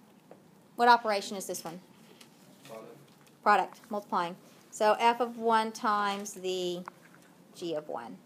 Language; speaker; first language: English; native; English